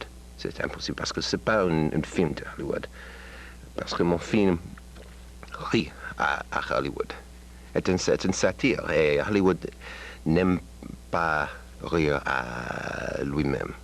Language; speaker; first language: French; non-native, learner; English